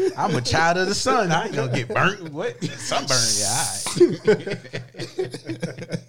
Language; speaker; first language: English; early bilingual, other home language; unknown